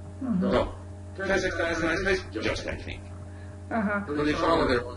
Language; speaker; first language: English; non-native, fluent; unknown